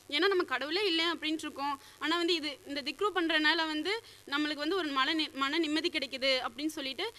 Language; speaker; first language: Tamil; native; Tamil